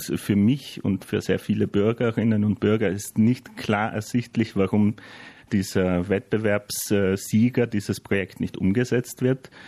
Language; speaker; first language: German; native; German